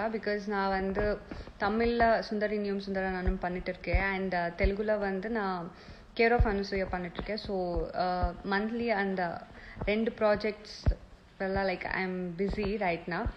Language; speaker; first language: Tamil; non-native, fluent; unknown